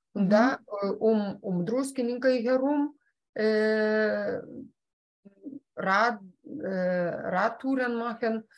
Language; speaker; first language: German; non-native, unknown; Lithuanian